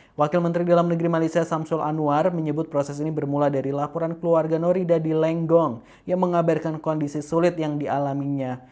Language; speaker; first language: Indonesian; native; Indonesian